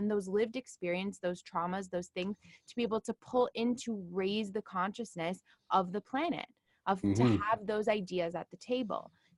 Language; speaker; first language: English; native; English